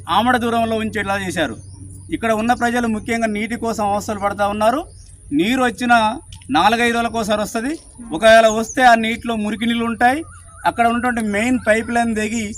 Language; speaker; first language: Telugu; native; Telugu